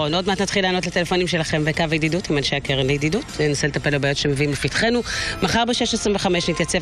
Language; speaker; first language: Hebrew; native; Hebrew